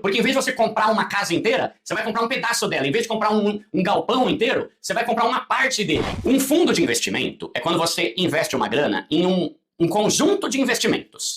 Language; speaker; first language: Portuguese; native; Portuguese